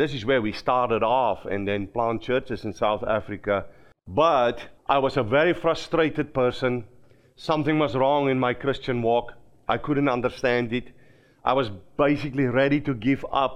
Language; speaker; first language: English; non-native, local second language; Afrikaans